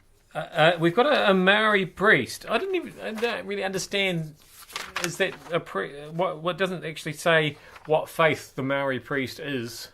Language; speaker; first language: English; native; English